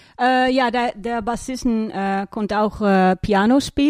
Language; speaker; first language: German; non-native, learner; Dutch